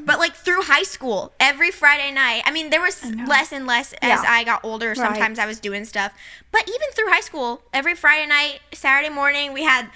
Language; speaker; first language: English; native; English